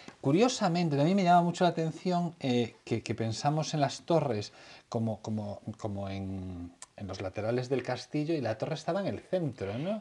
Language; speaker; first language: Spanish; native; Spanish